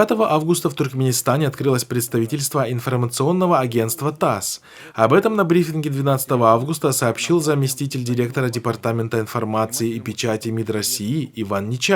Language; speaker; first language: Russian; native; Russian